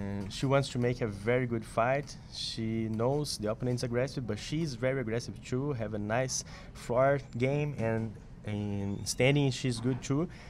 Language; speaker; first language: English; non-native, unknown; Portuguese